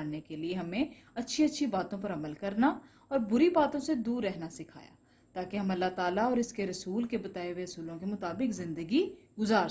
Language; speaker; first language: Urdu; non-native, local second language; Punjabi